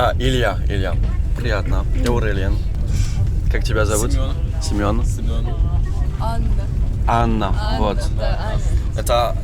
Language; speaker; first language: Russian; non-native, learner; French